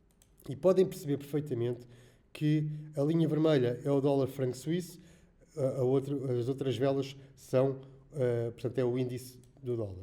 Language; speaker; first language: Portuguese; native; Portuguese